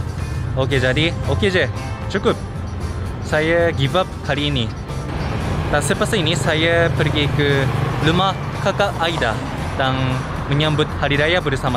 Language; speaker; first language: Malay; non-native, fluent; Japanese